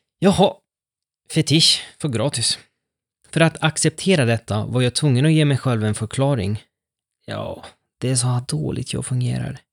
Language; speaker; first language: Swedish; non-native, fluent; Italian